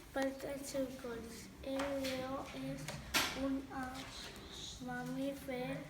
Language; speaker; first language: Catalan; non-native, local second language; Spanish